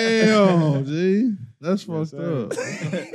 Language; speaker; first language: English; native; English